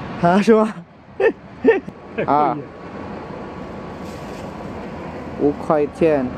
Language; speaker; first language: Chinese; non-native, learner; Cebuano